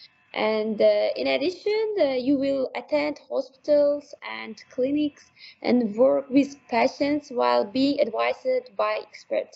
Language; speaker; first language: English; non-native, learner; Uzbek